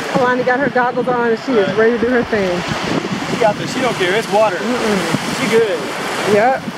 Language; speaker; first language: English; native; English